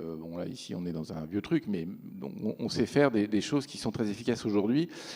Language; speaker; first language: French; native; French